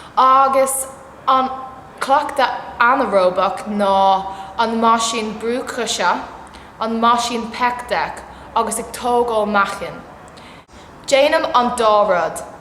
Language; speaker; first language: Irish; non-native, local second language; English